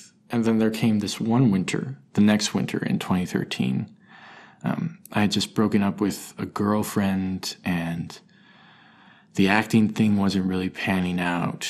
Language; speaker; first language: English; native; English